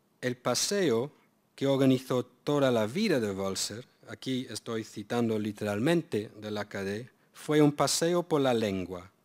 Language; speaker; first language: Spanish; non-native, fluent; English